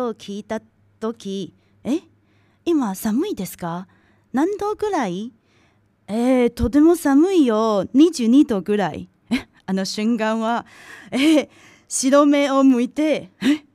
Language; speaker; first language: Japanese; non-native, fluent; Chinese